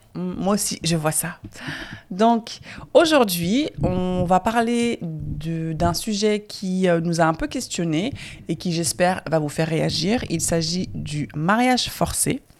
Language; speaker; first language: French; native; French